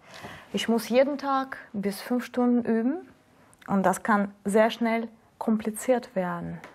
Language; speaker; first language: German; non-native, fluent; Russian